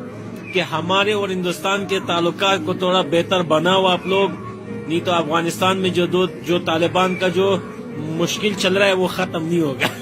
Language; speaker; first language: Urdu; non-native, fluent; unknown